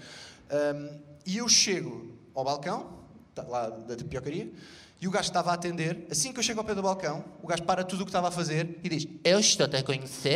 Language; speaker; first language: Portuguese; native; Portuguese